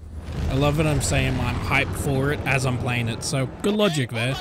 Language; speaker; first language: English; native; English